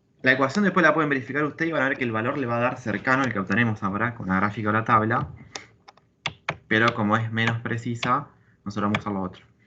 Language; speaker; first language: Spanish; native; Spanish